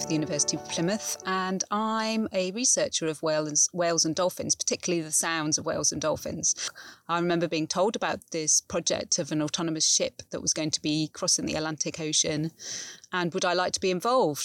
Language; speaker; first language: English; native; English